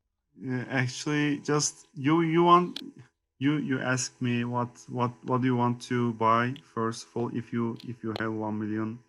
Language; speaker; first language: English; non-native, learner; Turkish